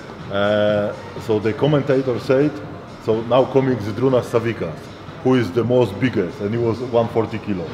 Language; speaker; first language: English; non-native, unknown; Polish